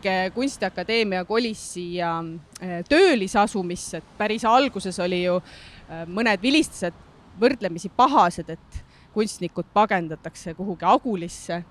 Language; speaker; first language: Estonian; native; Estonian